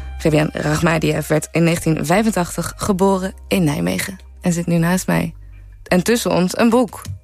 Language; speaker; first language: Dutch; native; Dutch